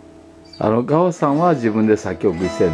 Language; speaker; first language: Japanese; native; Japanese